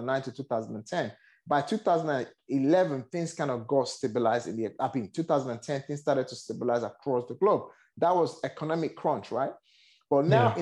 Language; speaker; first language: English; non-native, local second language; Yoruba